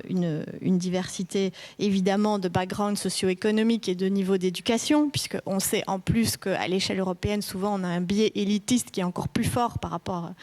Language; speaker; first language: French; native; French